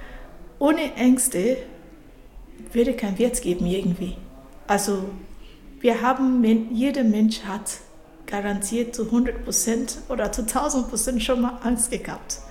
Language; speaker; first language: German; non-native, fluent; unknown